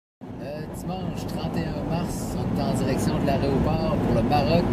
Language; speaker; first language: French; native; French